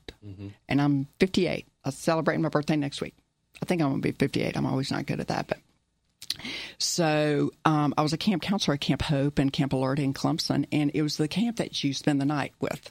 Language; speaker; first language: English; early bilingual, other home language; German